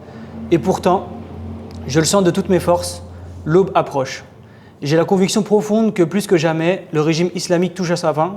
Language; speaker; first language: French; native; French